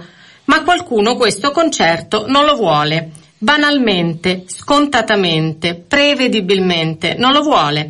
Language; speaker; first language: Italian; native; Italian